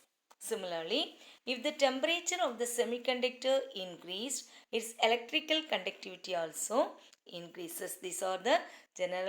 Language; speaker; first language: English; non-native, local second language; Tamil